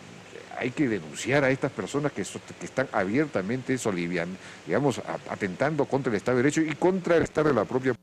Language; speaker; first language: Spanish; native; Spanish